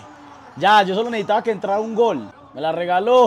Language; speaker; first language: Spanish; native; Spanish